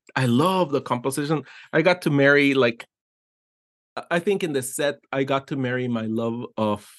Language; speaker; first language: English; non-native, fluent; Spanish